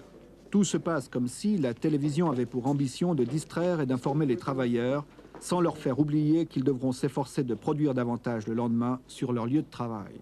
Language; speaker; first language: French; native; French